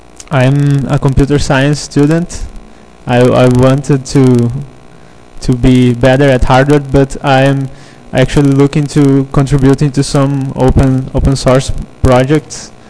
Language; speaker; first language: English; non-native, fluent; Portuguese